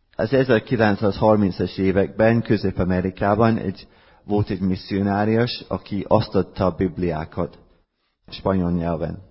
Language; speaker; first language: Hungarian; non-native, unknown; English